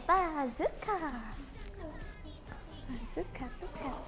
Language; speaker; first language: Korean; native; Korean